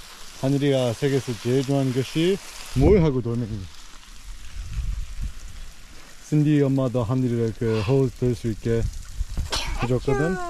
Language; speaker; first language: Korean; early bilingual, heritage; Korean